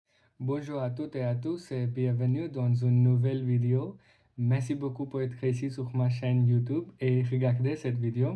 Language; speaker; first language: French; non-native, learner; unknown